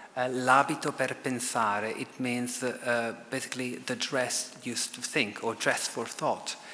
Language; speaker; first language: English; non-native, fluent; Italian